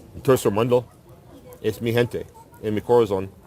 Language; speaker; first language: Spanish; non-native, learner; English